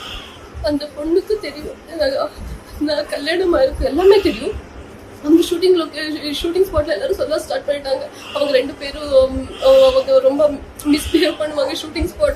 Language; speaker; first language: Tamil; non-native, local second language; Kannada